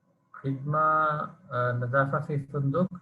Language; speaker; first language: Arabic; non-native, learner; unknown